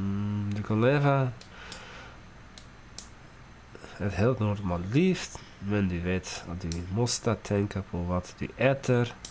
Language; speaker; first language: Swedish; non-native, learner; English